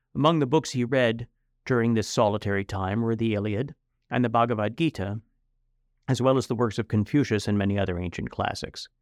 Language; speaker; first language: English; native; English